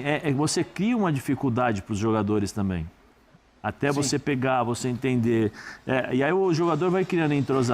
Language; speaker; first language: Portuguese; native; Portuguese